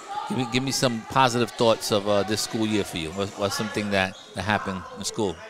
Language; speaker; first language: English; native; English